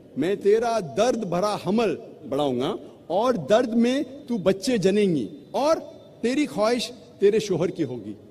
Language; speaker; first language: Urdu; non-native, local second language; Konkani